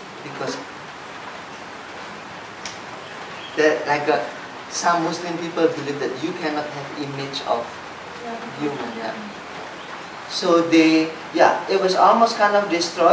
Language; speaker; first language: English; non-native, fluent; Javanese